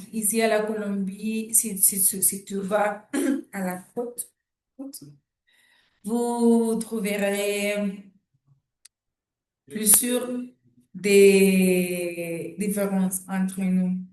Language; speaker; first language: French; non-native, learner; Spanish